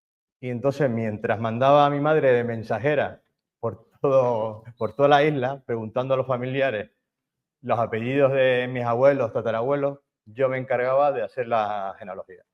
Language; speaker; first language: Spanish; native; Spanish